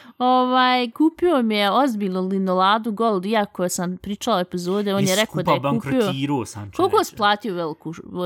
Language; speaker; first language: Bosnian; early bilingual, heritage; Bosnian